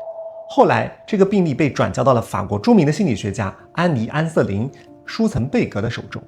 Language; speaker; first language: Chinese; native; Chinese